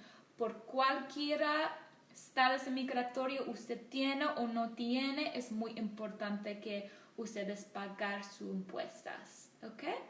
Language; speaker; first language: Spanish; non-native, learner; English